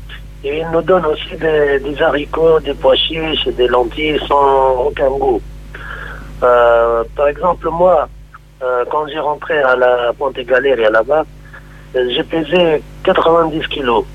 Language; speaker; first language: French; non-native, local second language; Arabic